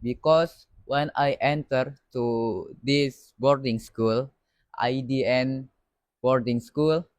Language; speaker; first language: English; non-native, learner; Indonesian